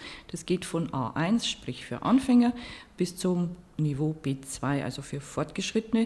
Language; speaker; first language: German; native; German